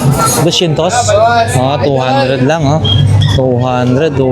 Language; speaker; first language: Filipino; native; Filipino